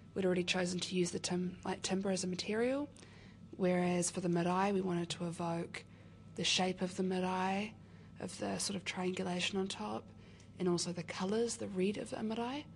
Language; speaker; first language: English; native; English